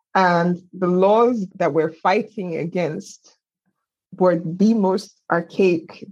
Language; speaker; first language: English; non-native, local second language; Yoruba